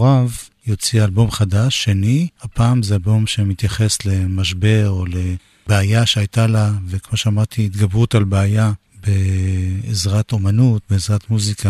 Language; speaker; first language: Hebrew; native; Hebrew